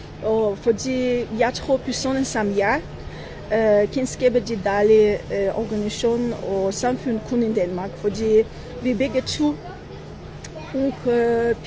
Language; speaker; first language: Danish; non-native, learner; Armenian